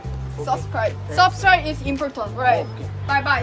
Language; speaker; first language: English; non-native, learner; Korean